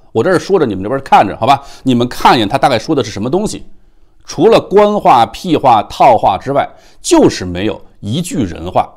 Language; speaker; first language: Chinese; native; Chinese